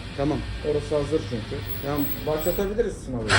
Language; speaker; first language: Turkish; native; Turkish